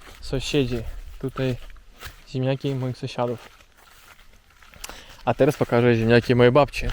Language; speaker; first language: Polish; non-native, learner; Russian